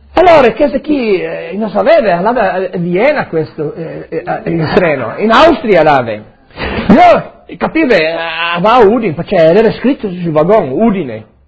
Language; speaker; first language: Italian; non-native, learner; Friulian